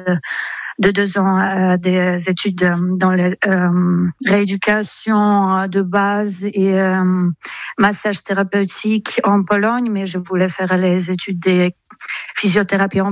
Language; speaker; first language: French; non-native, fluent; Polish